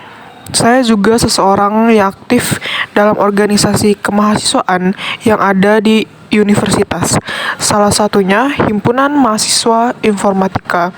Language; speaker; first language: Indonesian; native; Indonesian